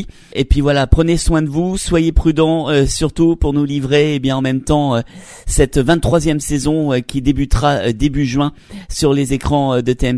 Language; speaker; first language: French; native; French